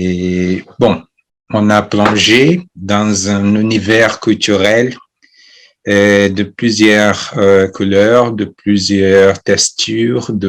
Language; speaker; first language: French; non-native, fluent; Portuguese